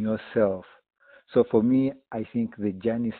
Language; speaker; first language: English; non-native, local second language; Ganda